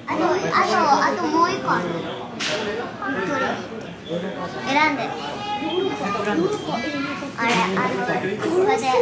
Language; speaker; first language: Japanese; early bilingual, heritage; Japanese